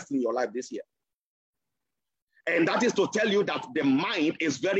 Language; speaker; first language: English; non-native, local second language; Yoruba